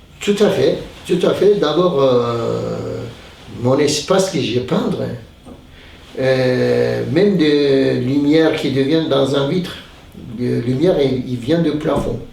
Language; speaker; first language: French; non-native, learner; Turkish